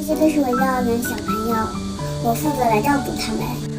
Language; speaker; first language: Chinese; native; Chinese